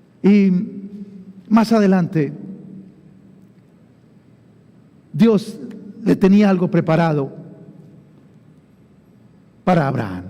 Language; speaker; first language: Spanish; native; Spanish